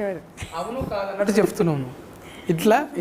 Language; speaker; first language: Telugu; native; Telugu